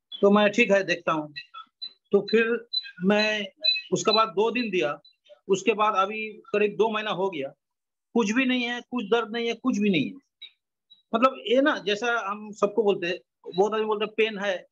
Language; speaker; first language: Hindi; non-native, local second language; Bangla